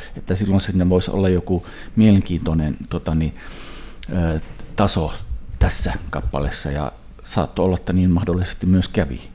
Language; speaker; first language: Finnish; early bilingual, heritage; Finnish